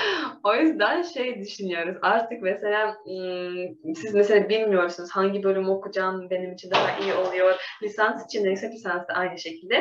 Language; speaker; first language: Turkish; non-native, fluent; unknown